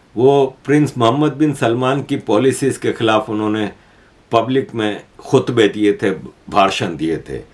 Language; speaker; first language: Urdu; native; Urdu